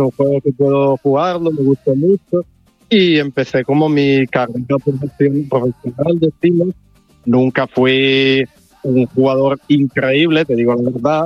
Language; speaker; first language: Spanish; non-native, fluent; Italian